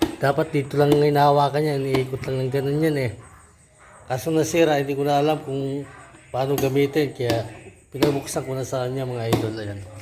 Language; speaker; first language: Filipino; non-native, local second language; Cebuano